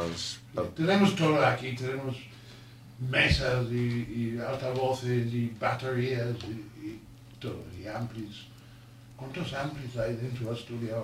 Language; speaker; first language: Spanish; non-native, learner; English